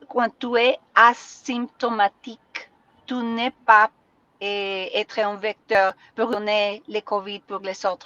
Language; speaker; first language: French; non-native, learner; Spanish